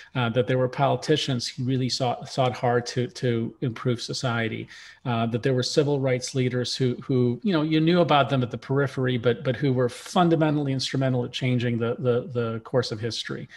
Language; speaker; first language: English; early bilingual, other home language; Russian